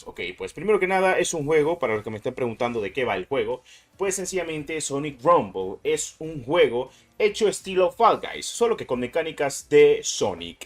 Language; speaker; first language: Spanish; native; Spanish